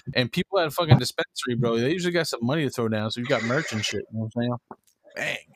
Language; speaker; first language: English; native; English